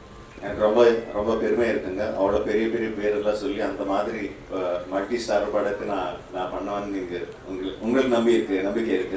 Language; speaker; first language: Tamil; non-native, fluent; Telugu